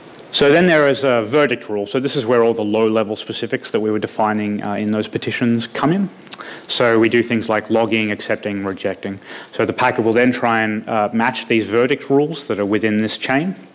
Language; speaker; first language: English; native; English